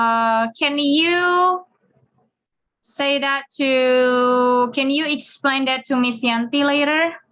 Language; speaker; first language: English; non-native, fluent; Indonesian